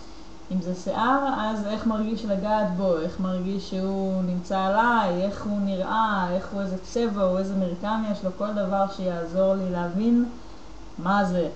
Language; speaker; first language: Hebrew; native; Hebrew